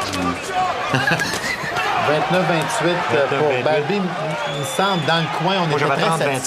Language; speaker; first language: French; native; French